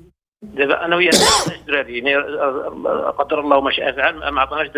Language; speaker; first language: Arabic; native; Arabic